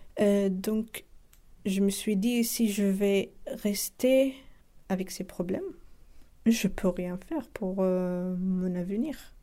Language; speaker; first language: French; non-native, local second language; Arabic